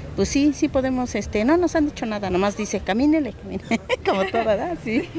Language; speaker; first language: Spanish; native; Spanish